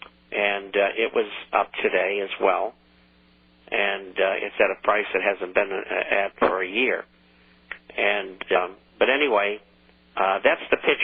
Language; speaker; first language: English; native; English